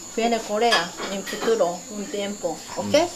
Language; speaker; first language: Spanish; non-native, learner; Korean